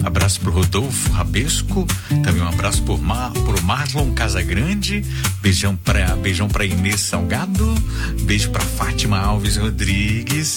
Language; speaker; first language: Portuguese; native; Portuguese